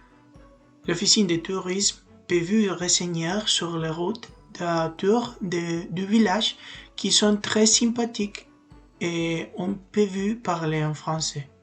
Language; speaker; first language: French; non-native, learner; Spanish